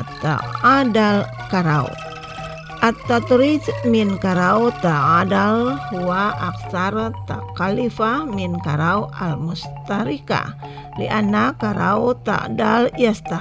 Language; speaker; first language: Arabic; non-native, fluent; Indonesian